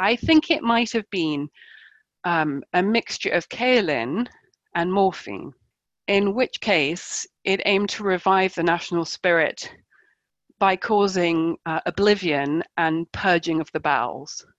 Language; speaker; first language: English; native; English